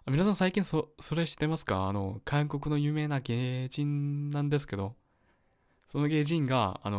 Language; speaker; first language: Japanese; non-native, learner; Korean